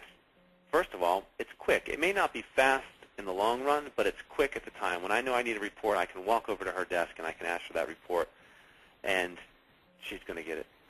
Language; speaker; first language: English; native; English